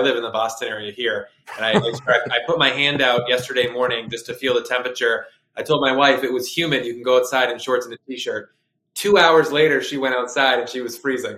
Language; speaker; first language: English; native; English